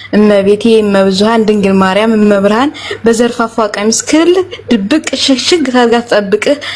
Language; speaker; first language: Amharic; native; Amharic